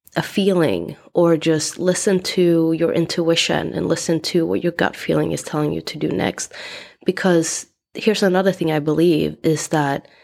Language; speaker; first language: English; non-native, fluent; Swedish